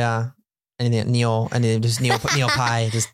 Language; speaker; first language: Chinese; non-native, learner; English